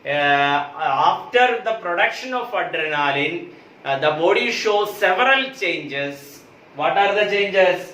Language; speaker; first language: English; non-native, local second language; Malayalam